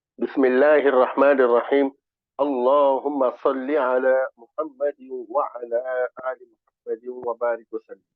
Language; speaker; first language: Urdu; native; Urdu